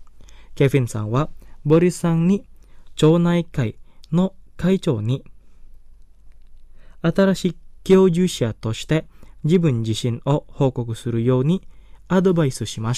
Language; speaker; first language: Japanese; non-native, fluent; Indonesian